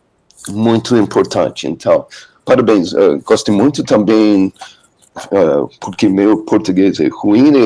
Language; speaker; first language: Portuguese; non-native, learner; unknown